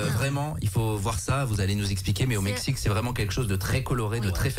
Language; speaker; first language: French; native; French